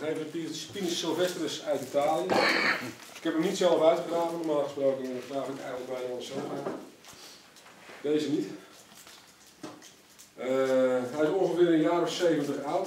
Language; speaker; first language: Dutch; native; Dutch